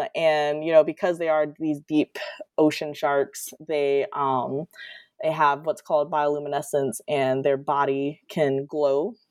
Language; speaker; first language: English; native; English